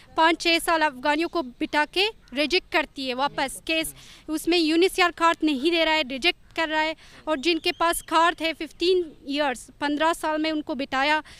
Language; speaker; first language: Hindi; non-native, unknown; Persian